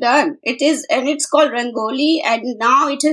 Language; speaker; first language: English; non-native, local second language; Hindi